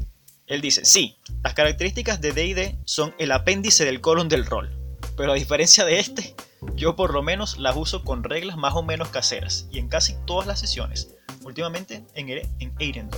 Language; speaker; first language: Spanish; native; Spanish